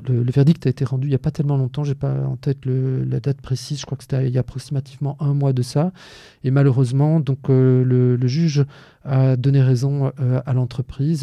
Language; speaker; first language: French; native; French